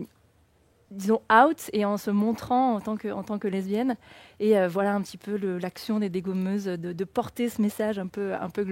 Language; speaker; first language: French; native; French